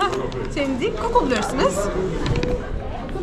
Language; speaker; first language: Turkish; non-native, learner; Arabic